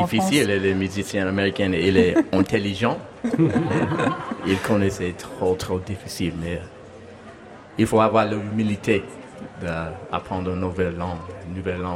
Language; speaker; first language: French; non-native, learner; English